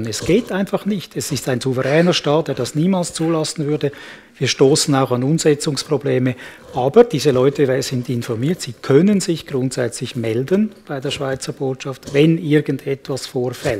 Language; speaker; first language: German; native; German